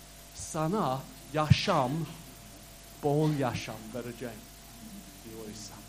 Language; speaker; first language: Turkish; non-native, fluent; English